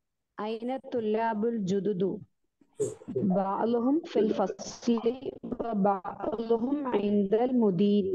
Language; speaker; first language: Arabic; non-native, learner; Malayalam